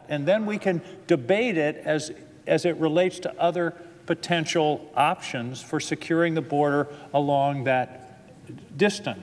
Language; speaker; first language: English; native; English